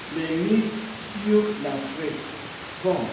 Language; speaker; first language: French; non-native, learner; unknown